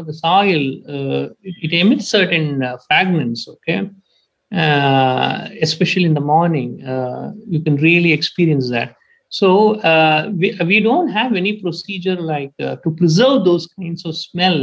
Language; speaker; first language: English; non-native, local second language; Tamil